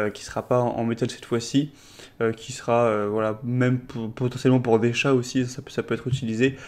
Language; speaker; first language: French; native; French